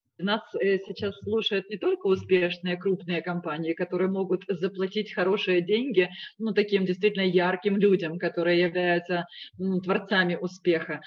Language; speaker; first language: Russian; native; Russian